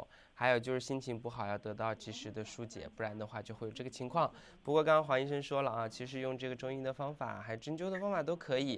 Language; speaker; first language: Chinese; native; Chinese